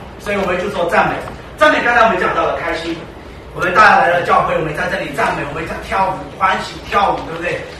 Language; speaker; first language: Chinese; early bilingual, heritage; Chinese